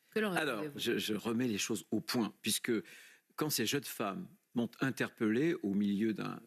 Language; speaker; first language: French; native; French